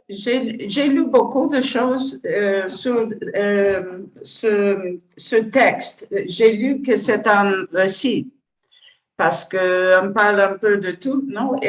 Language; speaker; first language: French; non-native, learner; Spanish